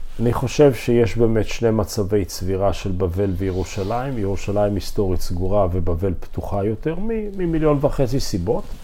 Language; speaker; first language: Hebrew; native; Hebrew